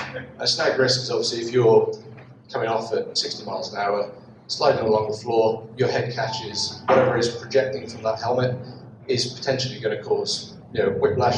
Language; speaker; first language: English; native; English